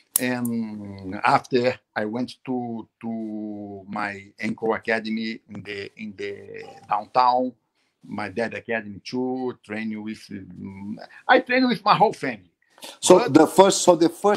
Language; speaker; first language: English; non-native, learner; Portuguese